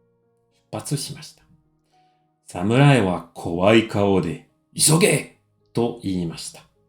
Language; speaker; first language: Japanese; non-native, fluent; French